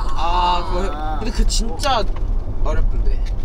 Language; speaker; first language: Korean; native; Korean